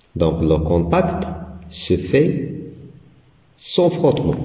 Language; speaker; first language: French; non-native, local second language; Arabic